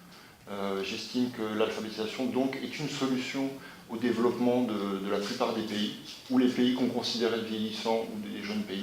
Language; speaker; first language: French; native; French